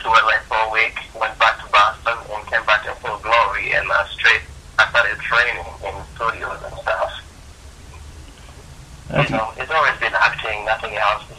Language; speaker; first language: English; non-native, local second language; Ganda